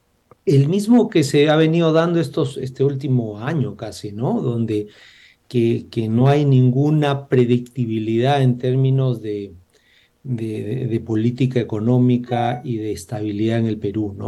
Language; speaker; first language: Spanish; native; Spanish